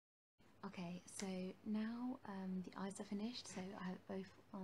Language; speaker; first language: English; native; English